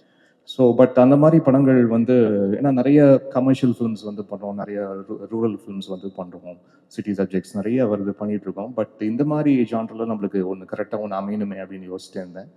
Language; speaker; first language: Tamil; native; Tamil